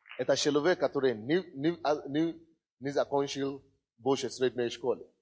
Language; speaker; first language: Russian; non-native, fluent; Yoruba